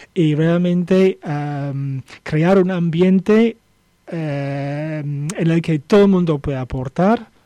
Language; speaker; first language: Spanish; non-native, fluent; English